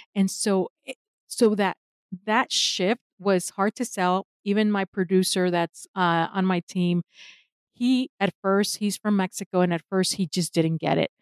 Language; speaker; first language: English; non-native, fluent; Spanish